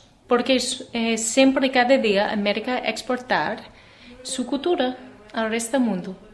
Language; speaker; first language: Portuguese; non-native, learner; English